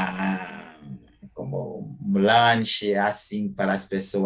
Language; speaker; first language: Portuguese; non-native, fluent; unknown